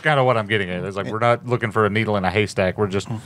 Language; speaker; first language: English; native; English